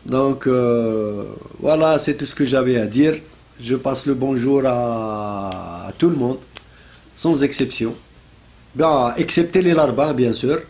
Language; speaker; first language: French; non-native, local second language; Arabic